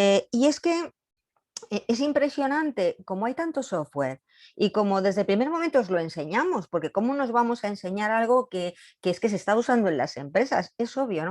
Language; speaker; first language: Spanish; native; Spanish